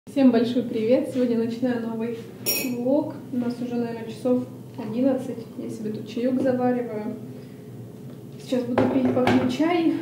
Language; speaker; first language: Russian; native; Russian